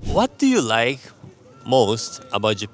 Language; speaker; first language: English; non-native, fluent; Japanese